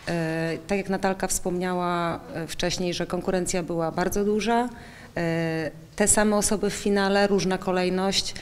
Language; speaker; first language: Polish; native; Polish